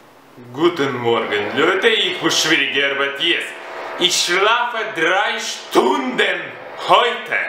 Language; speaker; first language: German; non-native, learner; Russian